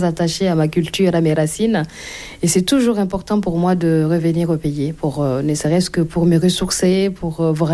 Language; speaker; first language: French; non-native, local second language; Mossi